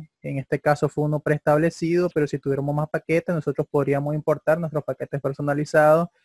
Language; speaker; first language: Spanish; native; Spanish